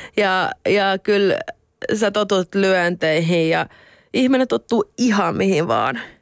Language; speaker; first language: Finnish; non-native, local second language; Swedish